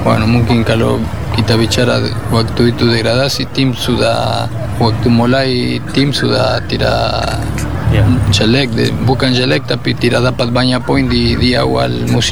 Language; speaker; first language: Indonesian; non-native, fluent; Spanish